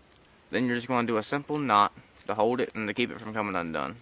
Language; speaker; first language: English; native; English